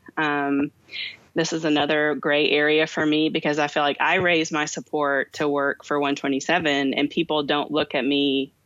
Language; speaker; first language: English; native; English